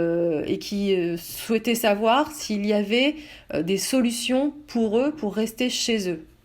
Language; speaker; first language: French; native; French